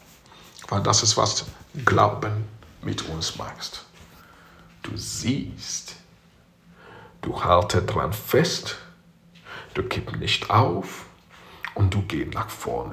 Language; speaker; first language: German; non-native, fluent; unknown